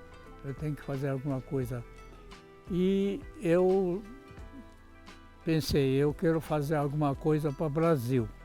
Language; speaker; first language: Portuguese; non-native, local second language; Japanese